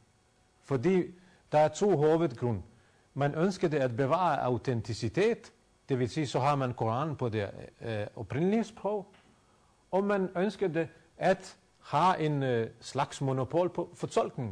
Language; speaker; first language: Danish; non-native, fluent; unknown